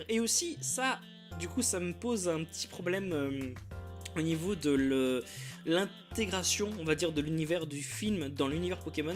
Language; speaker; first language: French; native; French